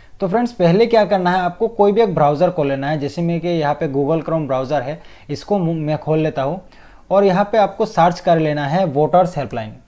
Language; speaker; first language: Hindi; non-native, fluent; Bangla